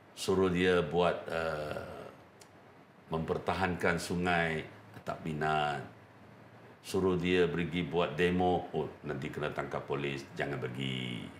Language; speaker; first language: Malay; non-native, local second language; Chinese